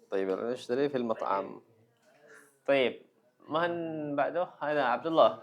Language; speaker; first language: Arabic; non-native, fluent; Indonesian